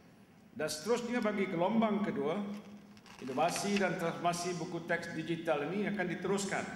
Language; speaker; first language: Malay; native; Malay